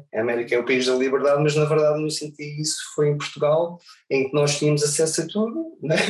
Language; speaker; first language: Portuguese; early bilingual, other home language; English